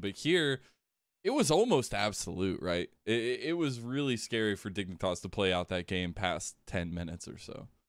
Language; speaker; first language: English; native; English